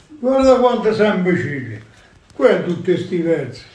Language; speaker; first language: Italian; native; Italian